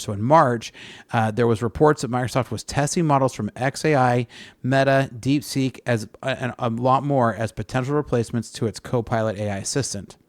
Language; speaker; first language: English; native; English